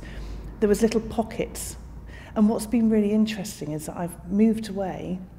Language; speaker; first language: English; native; English